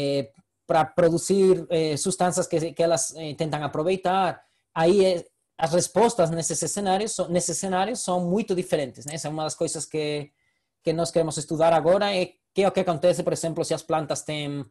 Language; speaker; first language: Portuguese; non-native, fluent; Spanish